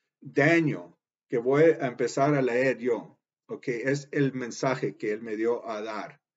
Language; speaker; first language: Spanish; early bilingual, heritage; Spanish